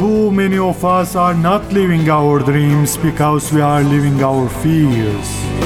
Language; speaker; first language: English; non-native, fluent; Turkish